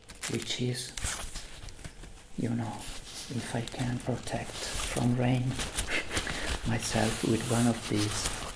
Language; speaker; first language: English; non-native, fluent; Italian